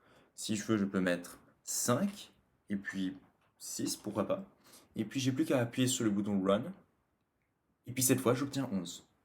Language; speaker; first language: French; native; French